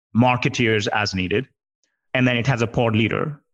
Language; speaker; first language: English; non-native, local second language; Hindi